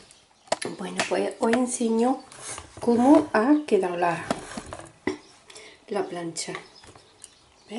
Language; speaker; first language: Spanish; native; Spanish